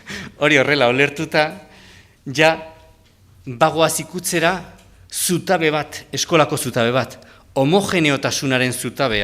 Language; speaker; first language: Basque; native; Basque